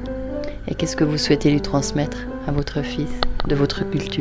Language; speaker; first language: French; native; French